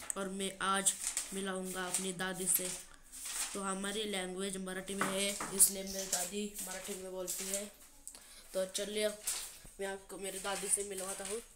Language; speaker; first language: Hindi; non-native, local second language; Marathi